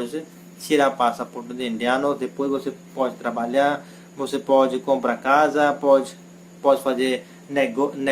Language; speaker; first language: Portuguese; non-native, learner; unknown